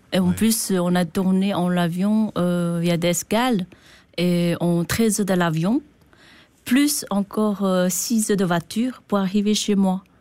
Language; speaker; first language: French; non-native, learner; Chinese